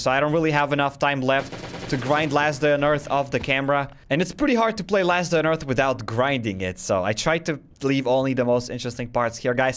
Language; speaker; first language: English; non-native, fluent; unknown